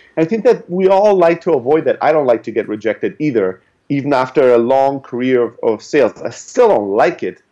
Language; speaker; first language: English; early bilingual, other home language; German